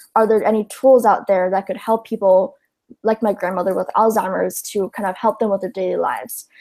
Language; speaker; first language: English; early bilingual, other home language; Cantonese